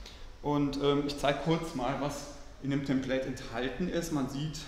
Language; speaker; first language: German; native; German